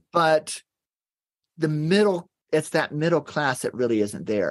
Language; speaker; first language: English; native; English